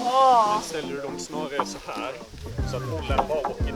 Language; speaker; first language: Swedish; native; Swedish